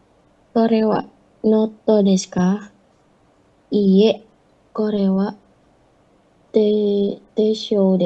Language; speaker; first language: Japanese; non-native, learner; Indonesian